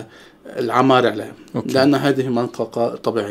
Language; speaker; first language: Arabic; native; Arabic